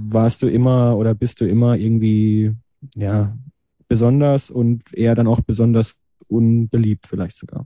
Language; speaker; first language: German; native; German